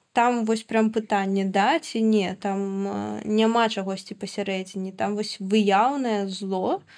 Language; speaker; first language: Belarusian; non-native, local second language; Russian